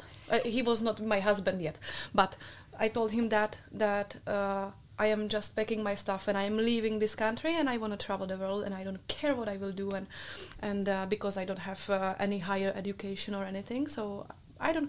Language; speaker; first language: English; non-native, fluent; Czech